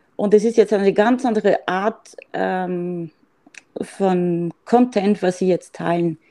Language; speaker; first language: German; non-native, fluent; French